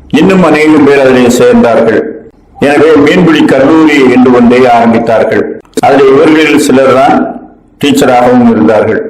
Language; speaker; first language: Tamil; native; Tamil